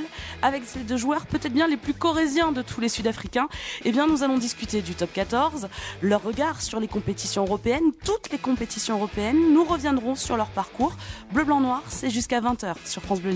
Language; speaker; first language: French; native; French